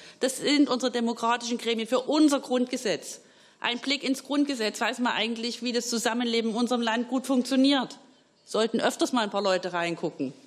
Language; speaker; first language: German; native; German